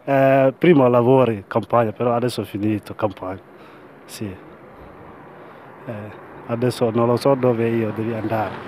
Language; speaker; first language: Italian; non-native, learner; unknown